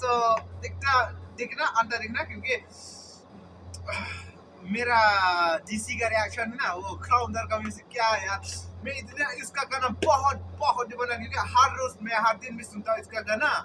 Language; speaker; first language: Hindi; non-native, local second language; Khasi